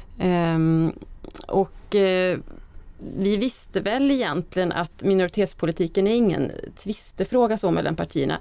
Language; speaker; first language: Swedish; native; Swedish